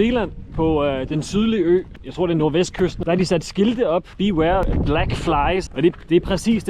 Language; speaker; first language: Danish; native; Danish